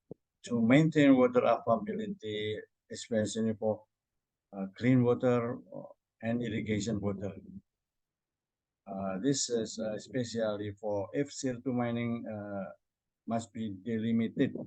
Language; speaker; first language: English; non-native, learner; Indonesian